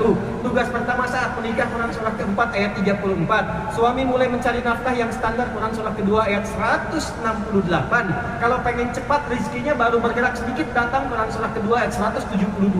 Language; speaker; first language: Indonesian; native; Indonesian